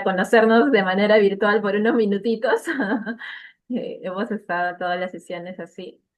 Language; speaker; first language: Spanish; native; Spanish